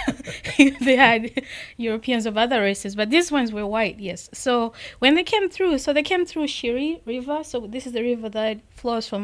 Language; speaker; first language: English; non-native, local second language; Nyanja